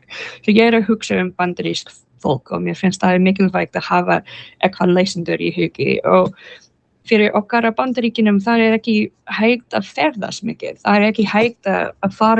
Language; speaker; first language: Icelandic; non-native, learner; English